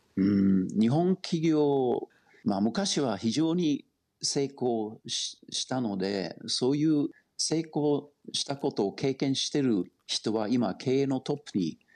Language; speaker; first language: Japanese; non-native, fluent; German